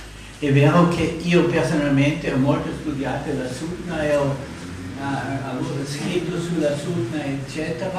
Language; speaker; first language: Italian; non-native, fluent; German